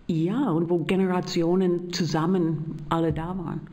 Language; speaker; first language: German; native; German